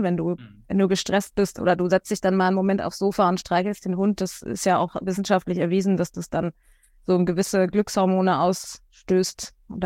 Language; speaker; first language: German; native; German